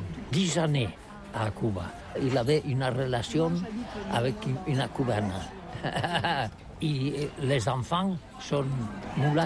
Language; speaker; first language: French; non-native, learner; Catalan